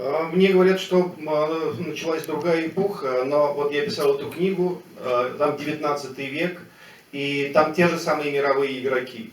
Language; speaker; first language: Russian; native; Russian